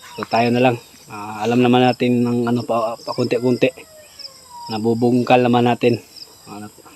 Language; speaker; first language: Filipino; non-native, local second language; Cebuano